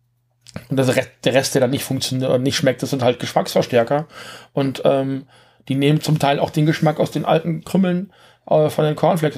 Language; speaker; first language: German; native; German